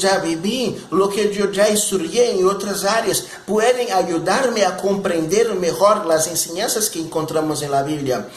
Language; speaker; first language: Spanish; non-native, fluent; Portuguese